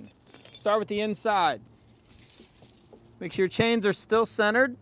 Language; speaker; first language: English; native; English